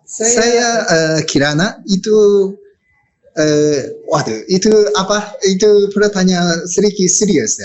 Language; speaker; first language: Indonesian; non-native, learner; Japanese